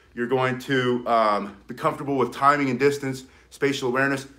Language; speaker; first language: English; native; English